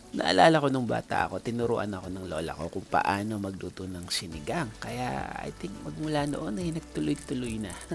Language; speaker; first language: Filipino; non-native, local second language; Pampanga